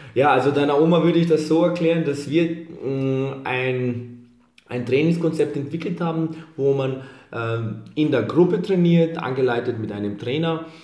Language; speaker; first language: German; early bilingual, other home language; Serbian